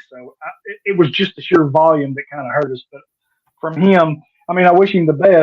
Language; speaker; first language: English; native; English